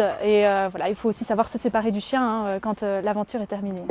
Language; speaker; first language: French; native; French